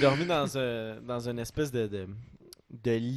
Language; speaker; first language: French; native; French